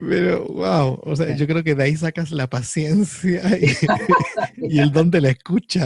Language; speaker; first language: Spanish; native; Spanish